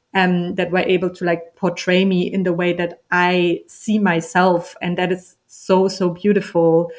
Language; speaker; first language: English; non-native, fluent; German